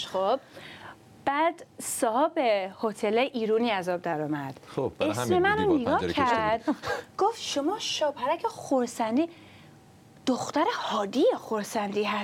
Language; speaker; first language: Persian; early bilingual, other home language; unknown